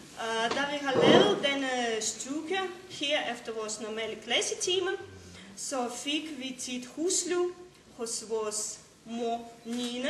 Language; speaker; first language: Danish; non-native, learner; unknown